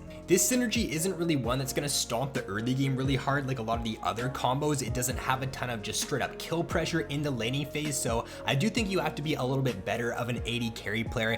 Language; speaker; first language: English; native; English